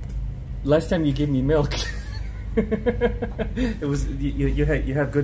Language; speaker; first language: English; native; English